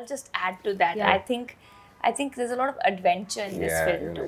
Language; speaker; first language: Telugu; non-native, fluent; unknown